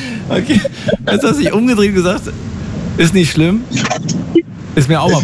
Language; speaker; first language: German; native; German